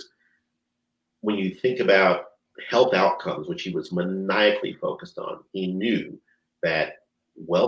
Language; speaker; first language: English; native; English